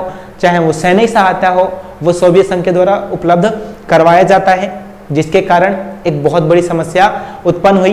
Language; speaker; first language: Hindi; native; Hindi